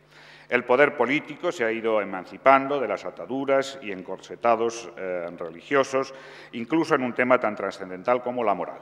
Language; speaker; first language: Spanish; native; Spanish